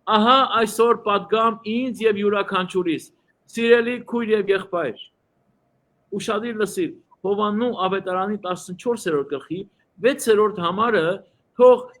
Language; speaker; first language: Armenian; early bilingual, heritage; Armenian